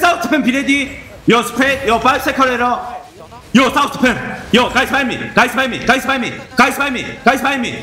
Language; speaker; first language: English; non-native, learner; Korean